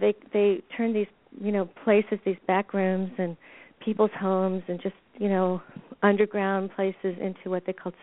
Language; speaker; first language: English; native; English